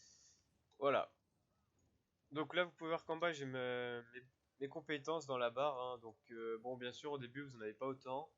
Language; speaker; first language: French; native; French